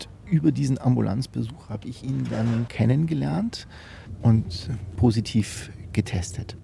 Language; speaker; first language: German; native; German